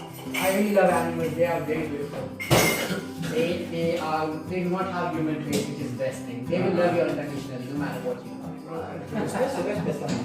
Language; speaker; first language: English; non-native, local second language; Hindi